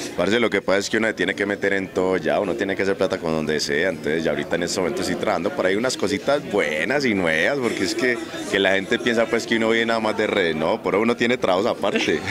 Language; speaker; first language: Spanish; early bilingual, heritage; Spanish